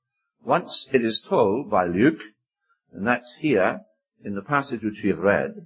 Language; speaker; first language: English; native; English